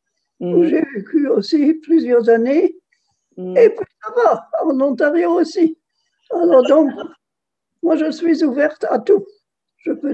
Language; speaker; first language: French; non-native, fluent; German